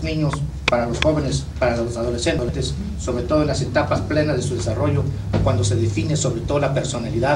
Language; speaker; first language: Spanish; native; Spanish